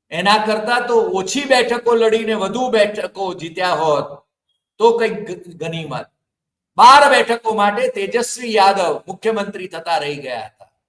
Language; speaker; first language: Gujarati; native; Gujarati